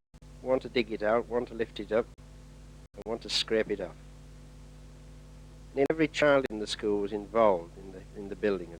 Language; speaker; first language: English; native; English